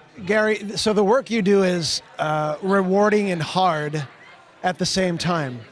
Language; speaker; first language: English; early bilingual, other home language; Portuguese